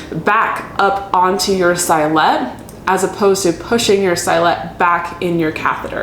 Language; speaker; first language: English; native; English